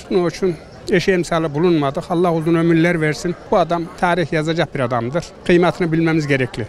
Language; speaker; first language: Turkish; native; Turkish